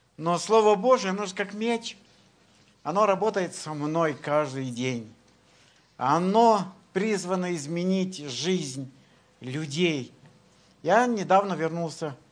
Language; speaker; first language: Russian; native; Russian